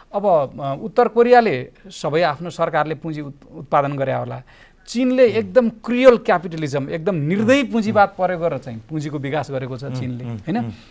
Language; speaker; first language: Nepali; native; Nepali